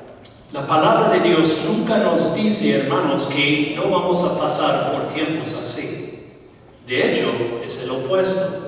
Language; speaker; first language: Spanish; non-native, fluent; English